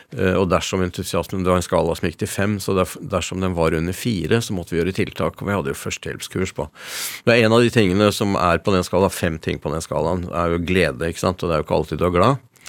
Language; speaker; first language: Norwegian; early bilingual, other home language; Yiddish